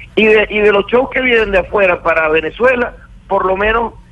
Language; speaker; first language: Spanish; native; Spanish